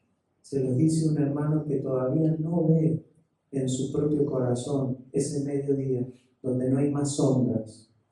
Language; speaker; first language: Spanish; native; Spanish